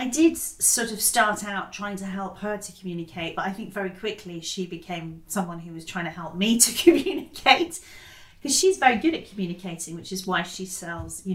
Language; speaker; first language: English; native; English